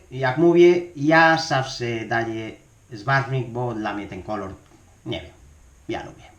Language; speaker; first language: Polish; non-native, learner; Spanish